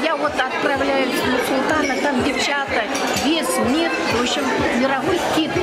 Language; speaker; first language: Russian; non-native, local second language; Kazakh